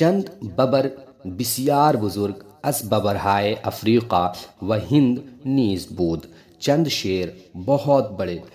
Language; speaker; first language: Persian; non-native, fluent; Urdu